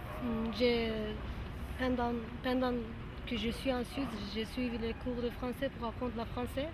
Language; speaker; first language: French; non-native, learner; Kurdish